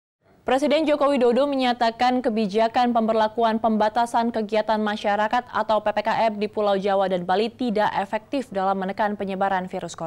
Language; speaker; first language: Indonesian; native; Indonesian